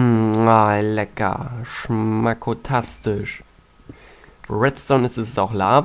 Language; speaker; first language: German; native; German